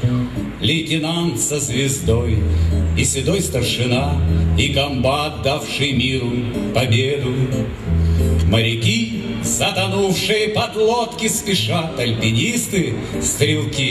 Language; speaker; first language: Russian; native; Russian